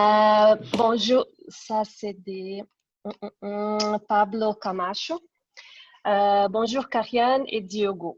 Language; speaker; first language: French; non-native, fluent; Portuguese